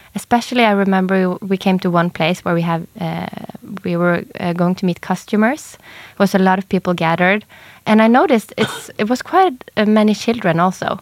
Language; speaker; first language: English; non-native, fluent; Norwegian